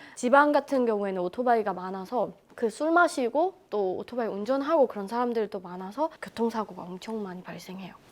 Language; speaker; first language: Korean; non-native, fluent; Burmese